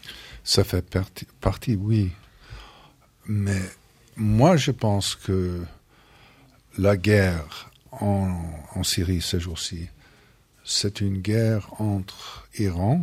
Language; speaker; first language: French; non-native, fluent; English